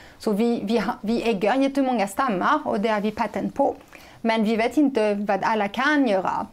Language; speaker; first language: Swedish; non-native, fluent; French